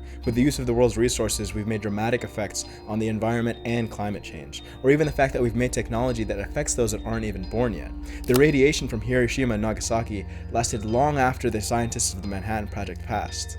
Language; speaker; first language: English; native; English